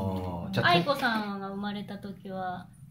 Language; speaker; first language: Japanese; native; Japanese